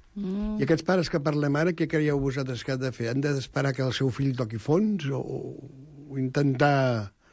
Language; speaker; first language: Catalan; native; Catalan